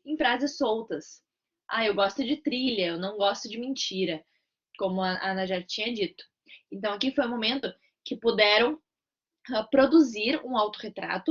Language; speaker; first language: Portuguese; native; Portuguese